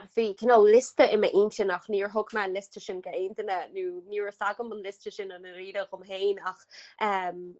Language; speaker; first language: Irish; native; Irish